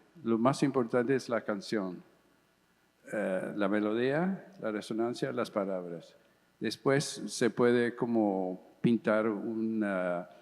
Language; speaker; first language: Spanish; early bilingual, heritage; English